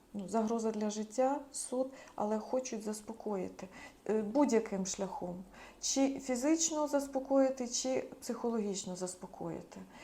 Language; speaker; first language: Ukrainian; non-native, local second language; Russian